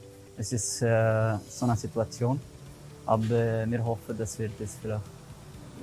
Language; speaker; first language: German; non-native, learner; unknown